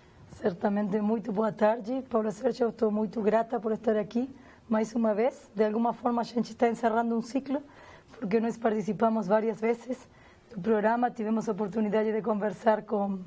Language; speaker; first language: Portuguese; non-native, fluent; Spanish